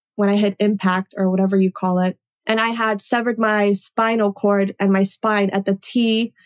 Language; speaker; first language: English; early bilingual, other home language; Polish